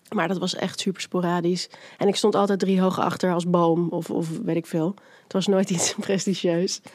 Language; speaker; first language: Dutch; native; Dutch